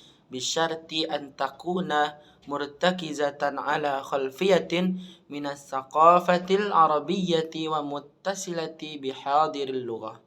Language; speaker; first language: Arabic; non-native, learner; Indonesian